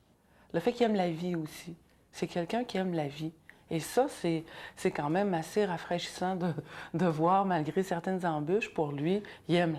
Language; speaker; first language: French; native; French